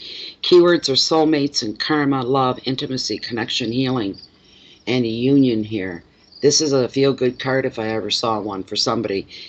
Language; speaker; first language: English; native; English